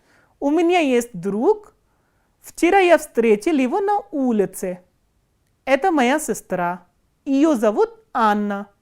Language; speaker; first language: Russian; non-native, fluent; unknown